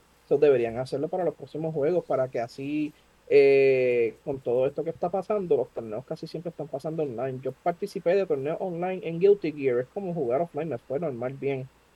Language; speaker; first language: Spanish; native; Spanish